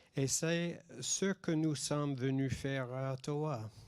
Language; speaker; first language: French; non-native, local second language; English